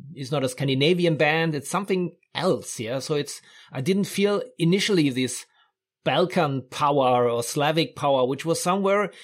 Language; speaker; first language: English; non-native, fluent; German